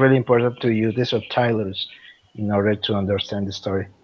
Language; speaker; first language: English; non-native, learner; Spanish